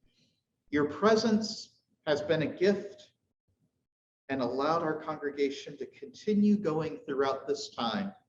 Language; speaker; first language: English; native; English